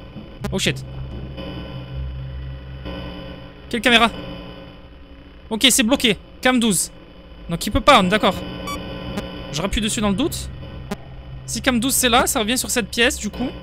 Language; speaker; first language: French; native; French